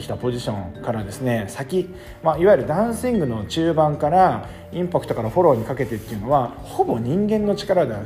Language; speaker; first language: Japanese; native; Japanese